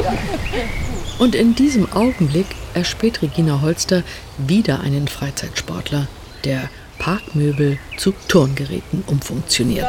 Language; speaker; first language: German; native; German